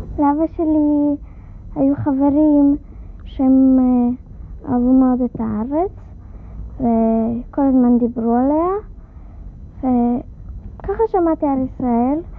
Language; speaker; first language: Hebrew; early bilingual, other home language; Russian